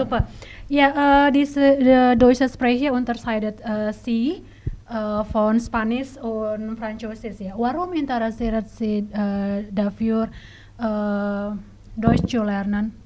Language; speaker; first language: German; non-native, learner; Indonesian